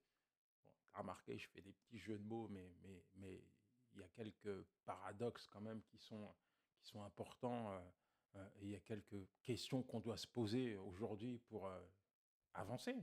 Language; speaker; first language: French; native; French